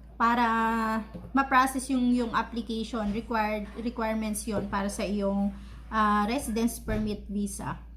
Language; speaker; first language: Filipino; native; Filipino